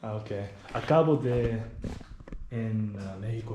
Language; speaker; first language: Spanish; non-native, learner; English